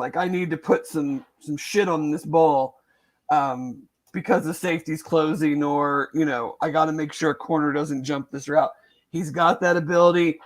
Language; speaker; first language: English; native; English